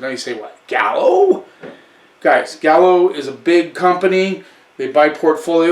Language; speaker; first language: English; native; English